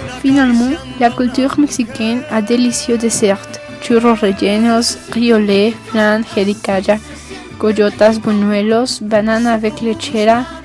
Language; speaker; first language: French; non-native, learner; Spanish